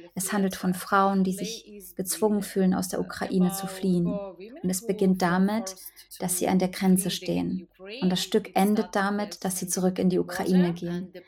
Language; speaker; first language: German; non-native, fluent; Ukrainian